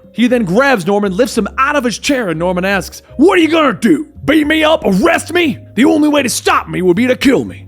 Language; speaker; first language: English; native; English